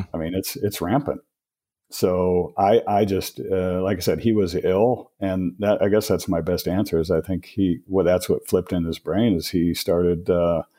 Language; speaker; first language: English; native; English